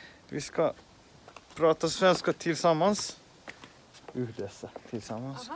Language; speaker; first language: Swedish; non-native, learner; Finnish